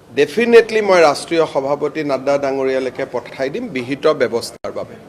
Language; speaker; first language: Assamese; native; Assamese